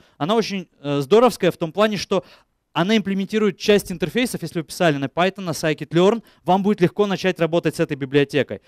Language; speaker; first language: Russian; native; Russian